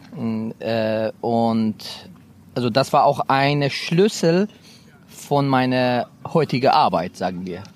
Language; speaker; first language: German; non-native, fluent; Persian